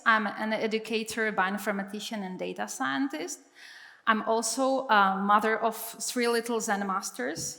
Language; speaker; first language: English; non-native, fluent; Czech